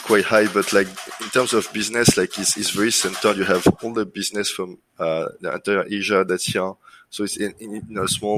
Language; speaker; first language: English; non-native, fluent; French